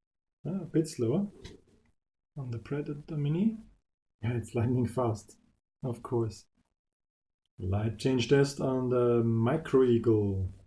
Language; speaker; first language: English; non-native, fluent; German